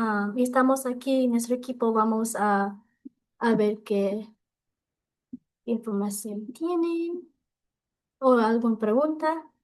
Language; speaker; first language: Spanish; non-native, local second language; English